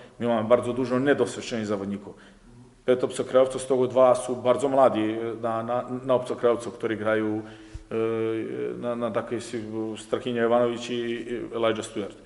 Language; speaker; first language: Polish; non-native, fluent; Serbian